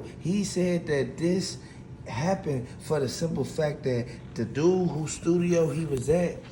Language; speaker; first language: English; native; English